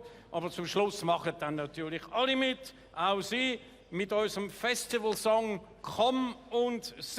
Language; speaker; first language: German; native; German